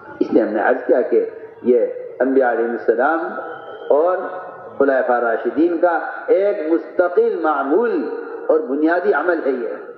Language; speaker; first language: Urdu; native; Urdu